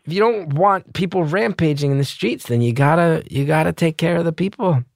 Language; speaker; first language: English; native; English